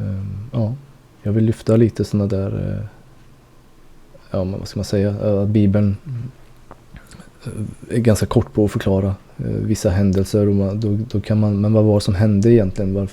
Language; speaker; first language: Swedish; native; Swedish